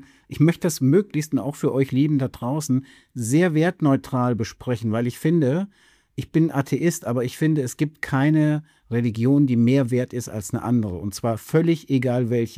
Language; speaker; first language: German; native; German